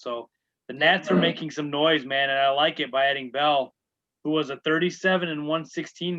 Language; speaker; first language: English; native; English